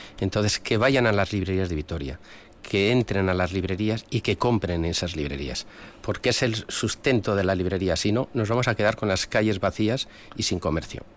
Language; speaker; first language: Spanish; native; Spanish